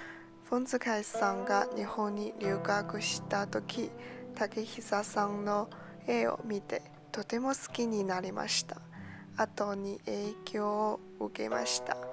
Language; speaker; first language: Japanese; non-native, learner; Chinese